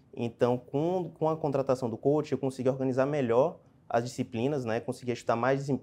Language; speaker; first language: Portuguese; native; Portuguese